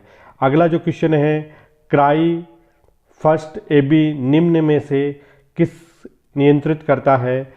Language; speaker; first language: Hindi; native; Hindi